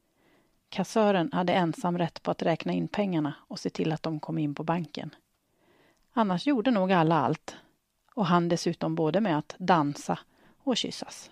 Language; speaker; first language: Swedish; native; Swedish